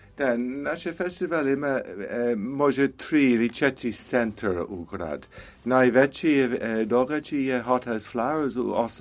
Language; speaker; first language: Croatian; non-native, learner; English